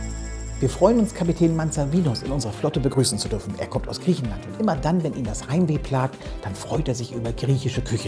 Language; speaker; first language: German; native; German